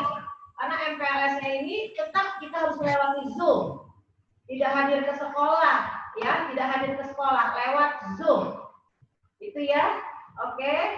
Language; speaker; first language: Indonesian; native; Indonesian